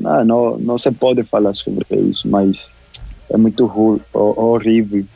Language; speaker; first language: Portuguese; non-native, local second language; Spanish